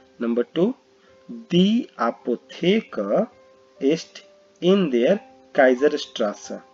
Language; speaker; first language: German; non-native, fluent; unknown